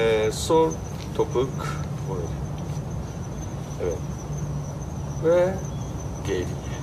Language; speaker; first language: Turkish; non-native, learner; Japanese